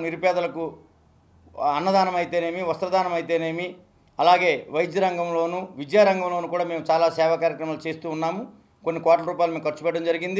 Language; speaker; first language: Telugu; native; Telugu